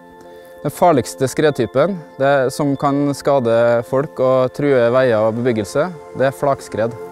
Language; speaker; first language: Norwegian; native; Norwegian